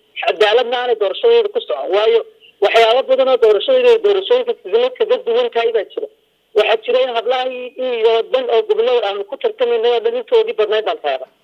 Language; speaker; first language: Somali; native; Somali